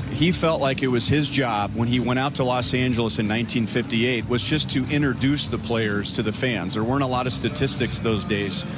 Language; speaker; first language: English; native; English